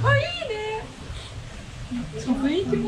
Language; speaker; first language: Japanese; non-native, fluent; Russian